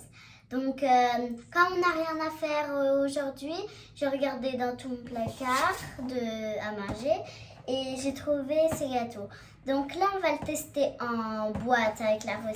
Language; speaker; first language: French; native; French